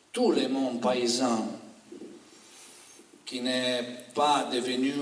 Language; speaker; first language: French; non-native, learner; Italian